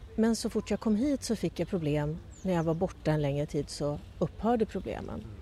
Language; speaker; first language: Swedish; native; Swedish